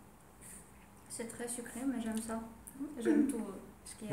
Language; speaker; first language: French; non-native, fluent; Ukrainian